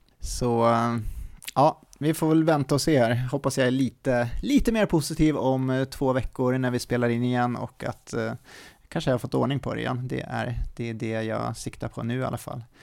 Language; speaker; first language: Swedish; native; Swedish